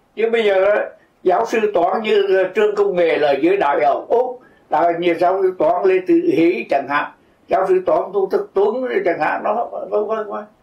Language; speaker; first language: Vietnamese; native; Vietnamese